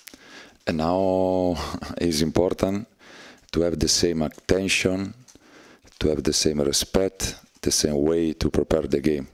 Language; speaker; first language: English; non-native, learner; Italian